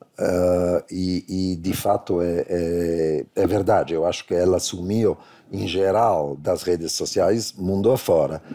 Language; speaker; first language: Portuguese; non-native, fluent; Italian